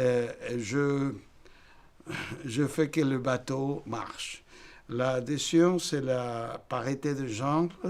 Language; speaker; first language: French; non-native, fluent; Spanish